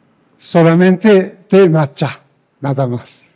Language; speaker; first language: Spanish; non-native, fluent; Japanese